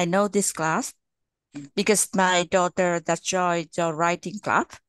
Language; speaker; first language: English; non-native, fluent; Vietnamese